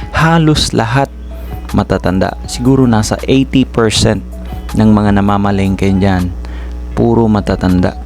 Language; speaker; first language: Filipino; native; Filipino